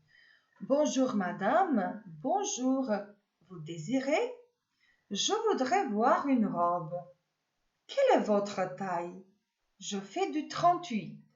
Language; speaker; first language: French; non-native, fluent; Macedonian